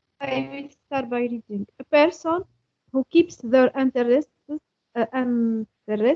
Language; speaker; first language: English; non-native, learner; Arabic